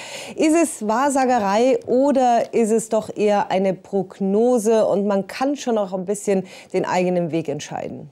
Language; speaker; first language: German; native; German